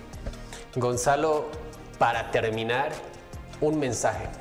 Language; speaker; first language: Spanish; native; Spanish